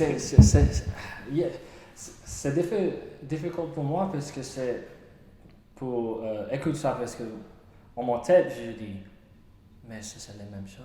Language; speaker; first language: French; non-native, learner; English